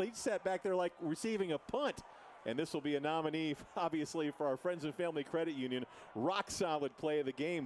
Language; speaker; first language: English; native; English